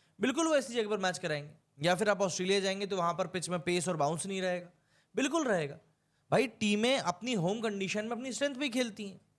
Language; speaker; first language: Hindi; native; Hindi